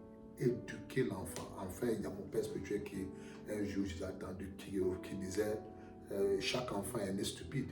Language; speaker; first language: French; non-native, fluent; Akan